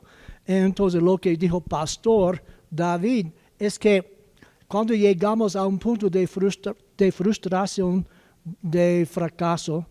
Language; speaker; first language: Spanish; non-native, learner; English